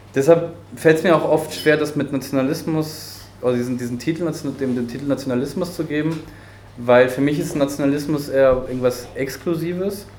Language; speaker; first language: German; early bilingual, heritage; Spanish